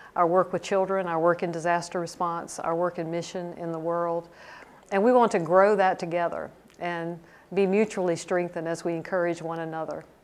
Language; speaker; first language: English; native; English